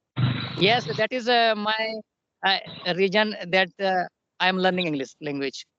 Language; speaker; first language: English; non-native, learner; Hindi